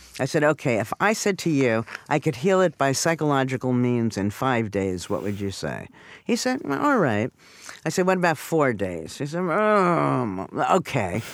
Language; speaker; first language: English; native; English